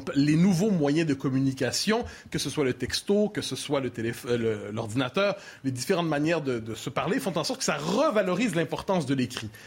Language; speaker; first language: French; native; French